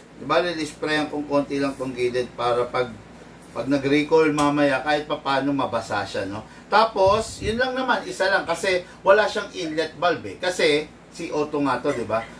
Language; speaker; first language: Filipino; native; Filipino